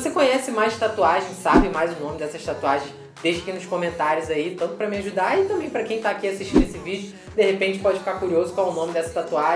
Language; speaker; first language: Portuguese; native; Portuguese